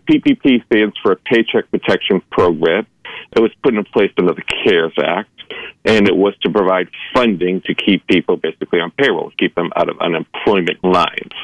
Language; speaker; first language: English; native; English